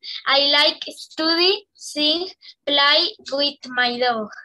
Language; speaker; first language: English; non-native, learner; Spanish